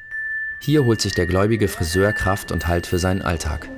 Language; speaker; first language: German; native; German